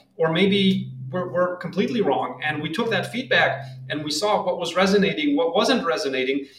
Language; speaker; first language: English; non-native, fluent; Hebrew